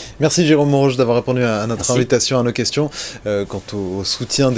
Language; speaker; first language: French; native; French